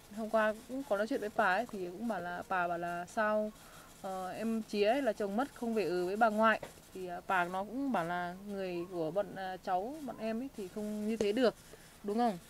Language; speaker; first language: Vietnamese; non-native, local second language; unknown